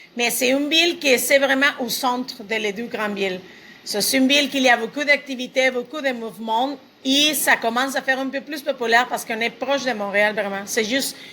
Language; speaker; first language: French; non-native, fluent; Spanish